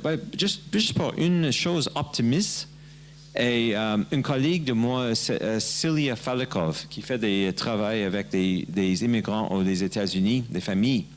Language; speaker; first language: French; non-native, learner; English